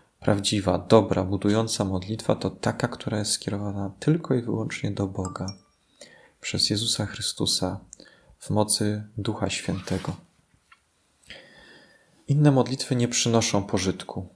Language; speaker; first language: Polish; native; Polish